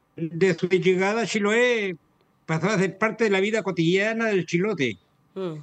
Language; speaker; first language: Spanish; native; Spanish